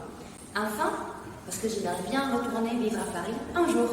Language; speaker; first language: French; non-native, fluent; Italian